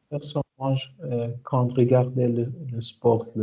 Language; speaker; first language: French; non-native, learner; Arabic